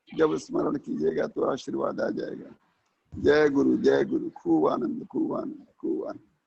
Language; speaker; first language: Hindi; native; Hindi